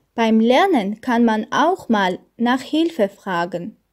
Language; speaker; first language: German; non-native, fluent; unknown